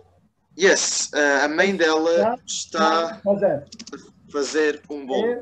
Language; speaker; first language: Portuguese; non-native, fluent; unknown